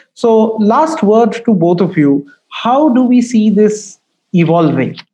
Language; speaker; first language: English; non-native, local second language; Bangla